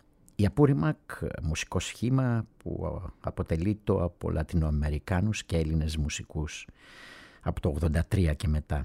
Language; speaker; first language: Greek; native; Greek